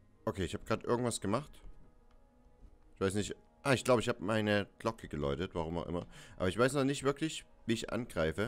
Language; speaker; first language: German; native; German